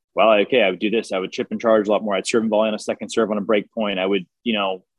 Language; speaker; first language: English; native; English